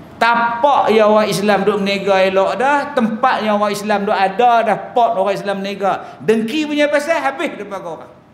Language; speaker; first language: Malay; native; Malay